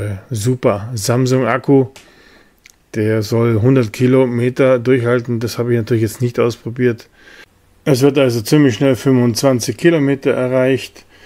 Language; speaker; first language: German; native; German